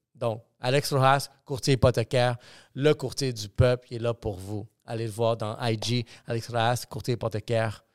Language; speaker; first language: French; native; French